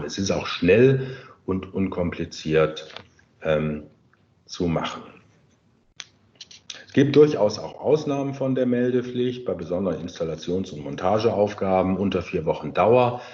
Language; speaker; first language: German; native; German